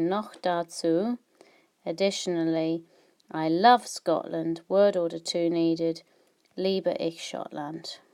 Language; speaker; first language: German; non-native, fluent; English